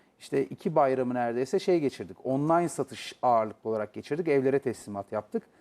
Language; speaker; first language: Turkish; native; Turkish